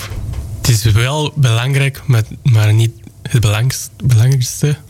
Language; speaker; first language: Dutch; non-native, learner; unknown